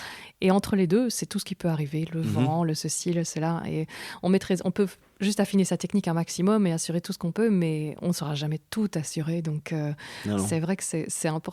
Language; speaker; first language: French; native; French